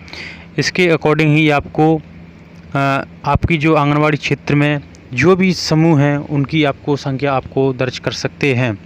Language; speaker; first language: Hindi; native; Hindi